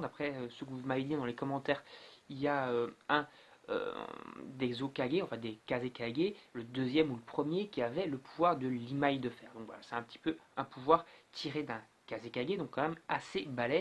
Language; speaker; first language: French; native; French